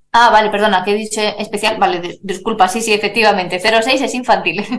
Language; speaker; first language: Spanish; native; Spanish